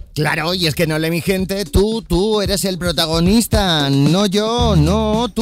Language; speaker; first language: Spanish; native; Spanish